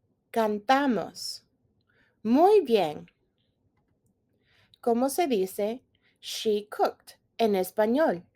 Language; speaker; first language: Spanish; non-native, fluent; English